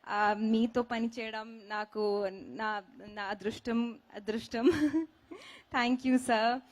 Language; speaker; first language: Telugu; non-native, local second language; Hindi